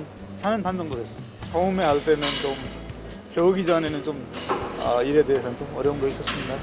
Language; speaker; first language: Korean; non-native, fluent; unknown